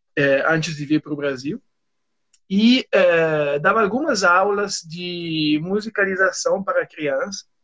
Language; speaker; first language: Portuguese; non-native, fluent; Italian